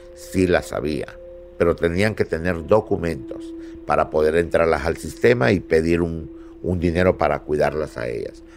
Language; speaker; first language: Spanish; native; Spanish